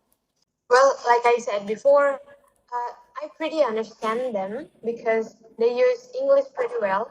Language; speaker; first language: English; non-native, fluent; Indonesian